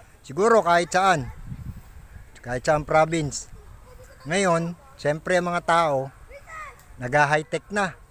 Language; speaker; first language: Filipino; native; Filipino